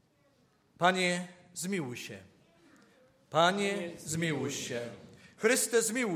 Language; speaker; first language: Polish; native; Polish